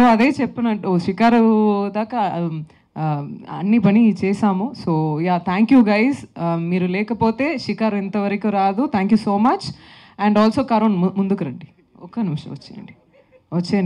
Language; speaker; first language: Telugu; non-native, local second language; Tamil